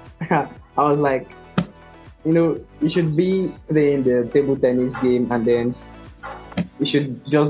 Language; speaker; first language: English; non-native, local second language; Yoruba